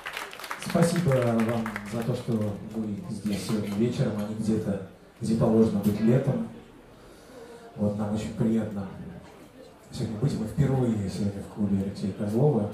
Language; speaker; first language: Russian; native; Russian